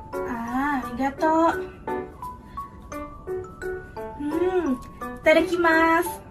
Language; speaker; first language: Japanese; non-native, learner; Indonesian